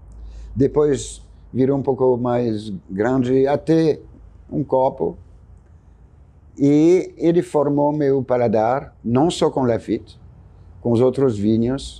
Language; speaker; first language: Portuguese; non-native, fluent; French